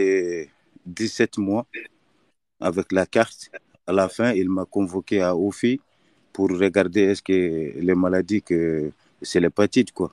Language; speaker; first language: French; non-native, learner; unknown